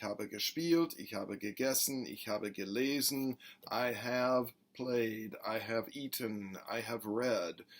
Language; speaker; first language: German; non-native, fluent; English